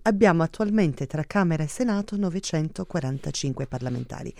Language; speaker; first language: Italian; early bilingual, heritage; Italian